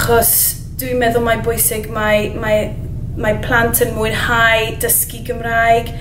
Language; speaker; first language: Welsh; non-native, learner; English